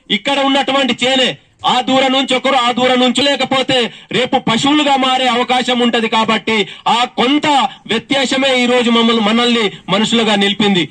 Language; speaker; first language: Telugu; non-native, local second language; Gondi